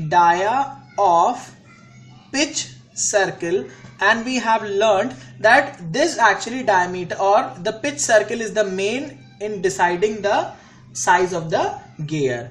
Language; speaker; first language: English; non-native, local second language; Hindi